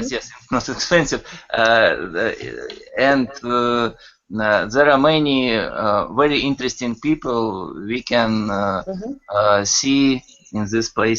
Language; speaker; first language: English; non-native, learner; Russian